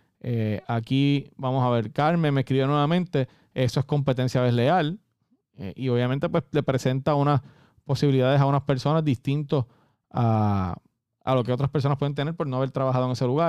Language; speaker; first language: Spanish; native; Spanish